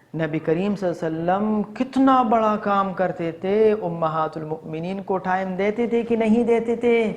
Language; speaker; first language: Urdu; non-native, local second language; Pashto